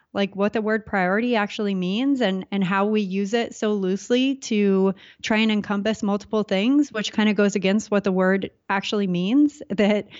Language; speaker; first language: English; native; English